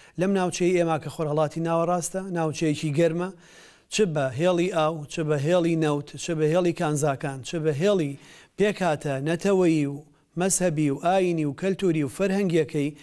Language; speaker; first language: Central Kurdish; native; Central Kurdish